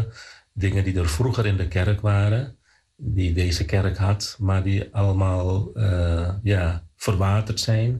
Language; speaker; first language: Dutch; non-native, fluent; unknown